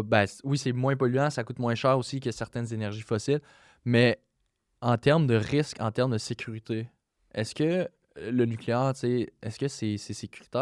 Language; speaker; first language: French; native; French